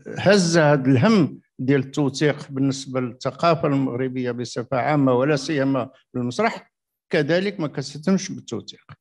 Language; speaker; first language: Arabic; native; Arabic